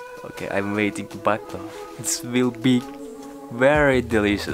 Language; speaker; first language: English; non-native, learner; Turkish